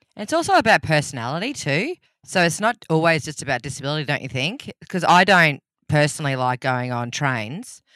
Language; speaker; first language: English; native; English